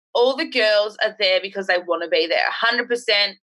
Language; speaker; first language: English; native; English